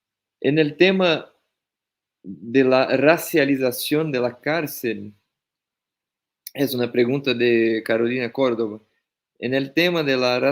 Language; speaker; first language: Spanish; non-native, fluent; Portuguese